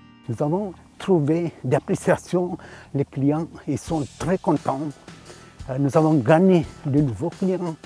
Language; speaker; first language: French; non-native, fluent; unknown